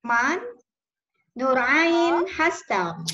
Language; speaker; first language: Persian; non-native, learner; Indonesian